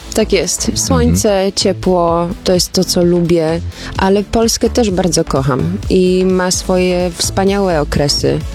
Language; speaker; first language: Polish; early bilingual, other home language; German